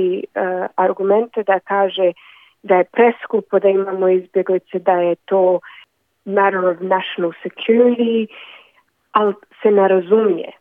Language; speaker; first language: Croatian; early bilingual, other home language; Bosnian